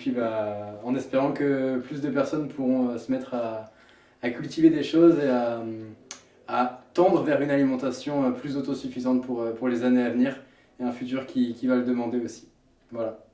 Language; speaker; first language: French; native; French